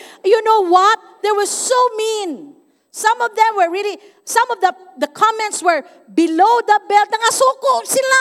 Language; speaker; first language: English; non-native, local second language; Cebuano